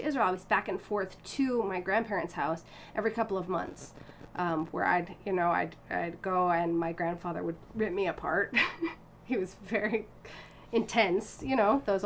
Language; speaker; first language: English; native; English